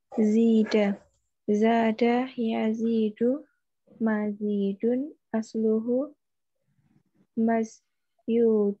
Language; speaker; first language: Arabic; non-native, learner; Indonesian